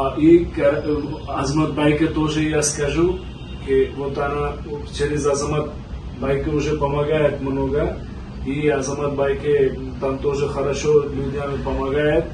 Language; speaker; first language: Russian; non-native, learner; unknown